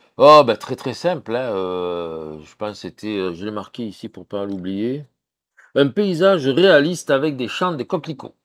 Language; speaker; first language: French; native; French